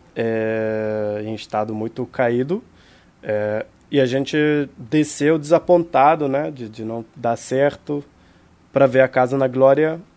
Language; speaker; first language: Portuguese; non-native, fluent; Hebrew